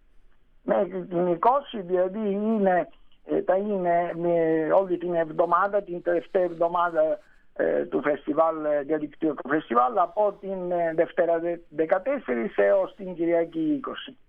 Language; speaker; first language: Greek; non-native, learner; Italian